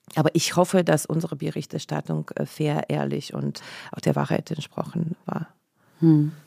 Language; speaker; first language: German; non-native, fluent; Russian